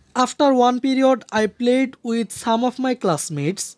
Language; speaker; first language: English; non-native, local second language; Bangla